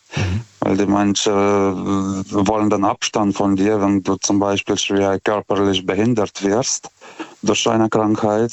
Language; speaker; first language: German; non-native, fluent; Lithuanian